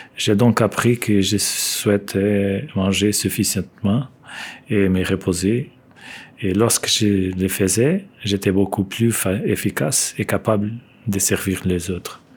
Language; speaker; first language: French; non-native, fluent; Portuguese